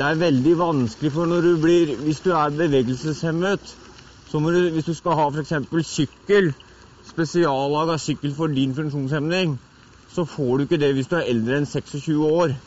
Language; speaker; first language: Norwegian; native; Norwegian